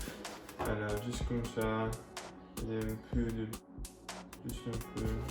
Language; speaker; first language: French; non-native, learner; English